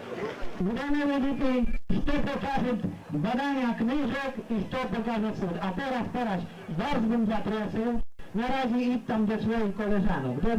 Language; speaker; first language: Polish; non-native, local second language; Rusyn